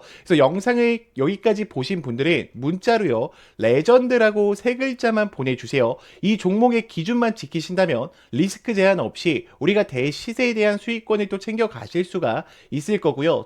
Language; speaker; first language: Korean; native; Korean